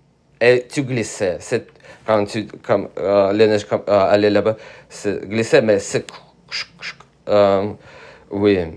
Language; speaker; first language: French; non-native, learner; Russian